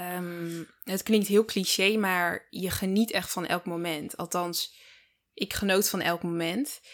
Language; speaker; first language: Dutch; early bilingual, other home language; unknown